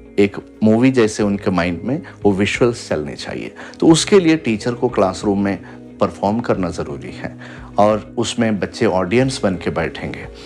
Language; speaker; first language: Hindi; non-native, local second language; Malayalam